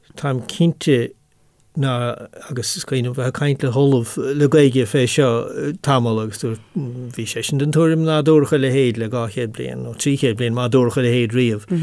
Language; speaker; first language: Irish; non-native, local second language; English